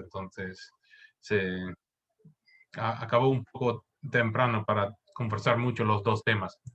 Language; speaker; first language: Spanish; non-native, fluent; English